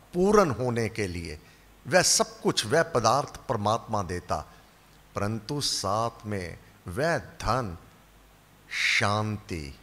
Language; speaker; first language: Hindi; native; Hindi